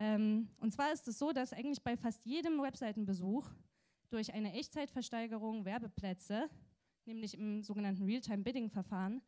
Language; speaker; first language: German; native; German